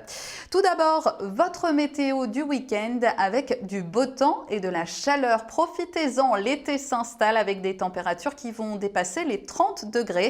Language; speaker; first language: French; native; French